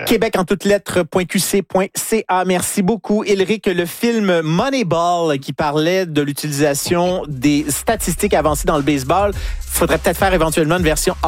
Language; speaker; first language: French; native; French